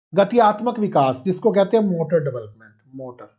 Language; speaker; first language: Hindi; non-native, local second language; Punjabi